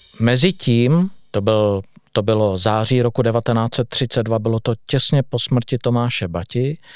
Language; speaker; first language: Czech; native; Czech